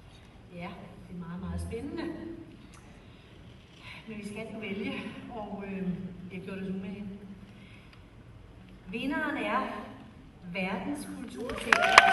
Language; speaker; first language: Danish; native; Danish